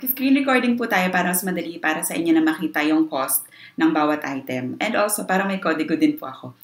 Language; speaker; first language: Filipino; native; Filipino